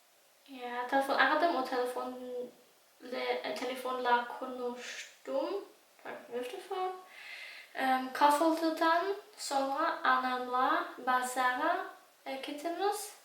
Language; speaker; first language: Turkish; non-native, learner; German